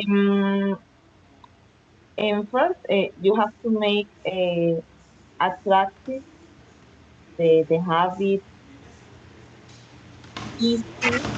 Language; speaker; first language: English; non-native, learner; Spanish